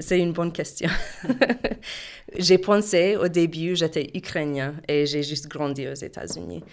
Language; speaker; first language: French; non-native, learner; English